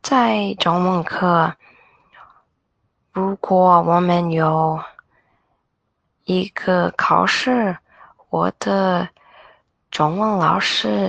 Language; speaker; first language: Chinese; non-native, learner; English